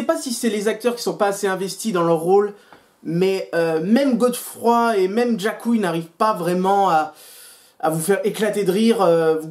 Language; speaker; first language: French; native; French